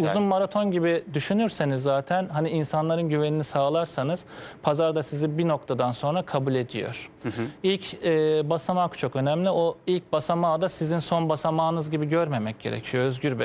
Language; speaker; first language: Turkish; native; Turkish